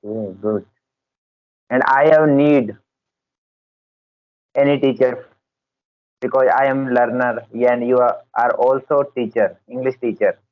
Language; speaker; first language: English; non-native, learner; Hindi